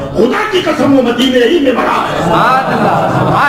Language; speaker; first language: Hindi; non-native, local second language; Urdu